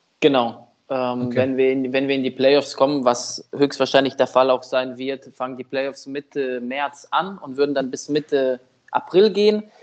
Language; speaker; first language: German; early bilingual, other home language; Russian